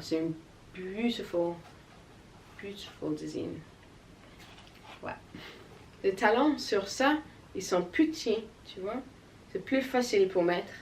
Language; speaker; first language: French; non-native, learner; English